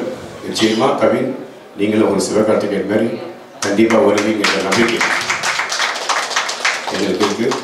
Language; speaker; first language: Tamil; native; Tamil